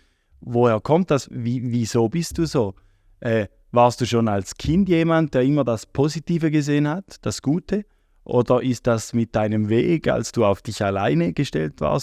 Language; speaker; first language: German; native; German